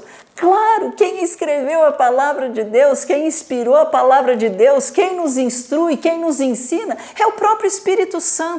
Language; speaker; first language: Portuguese; native; Portuguese